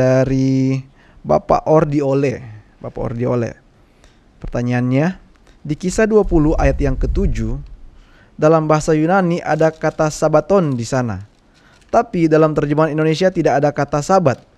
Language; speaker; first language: Indonesian; native; Indonesian